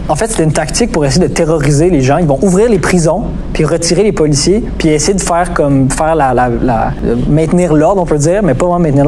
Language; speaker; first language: French; native; French